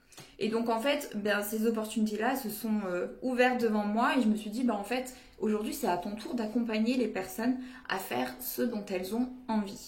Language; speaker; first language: French; native; French